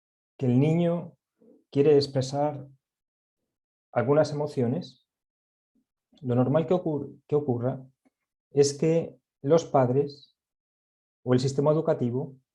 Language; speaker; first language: Spanish; native; Spanish